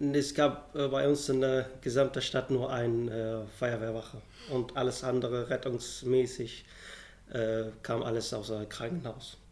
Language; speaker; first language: German; non-native, fluent; Arabic